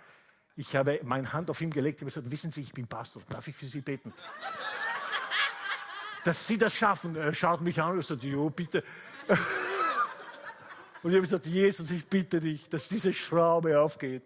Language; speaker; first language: German; non-native, fluent; Italian